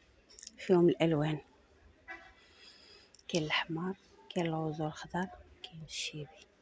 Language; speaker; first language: Arabic; native; Arabic